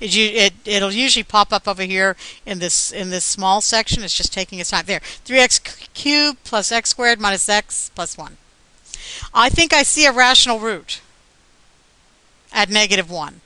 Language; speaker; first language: English; native; English